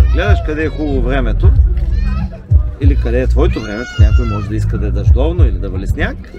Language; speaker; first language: Bulgarian; native; Bulgarian